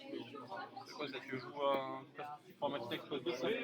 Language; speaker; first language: French; native; French